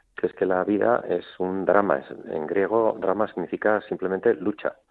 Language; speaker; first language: Spanish; native; Spanish